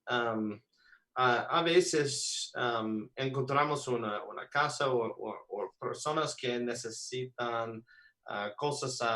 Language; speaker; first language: Spanish; non-native, learner; English